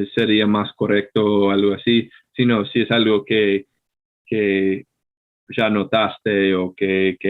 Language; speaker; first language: Spanish; non-native, fluent; English